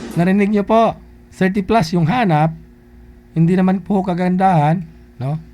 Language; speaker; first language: Filipino; native; Filipino